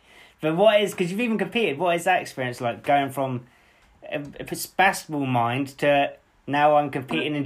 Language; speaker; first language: English; native; English